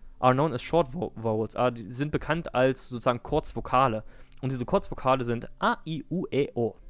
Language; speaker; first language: German; native; German